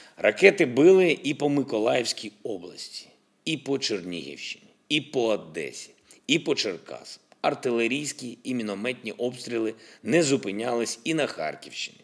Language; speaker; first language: Ukrainian; non-native, local second language; Russian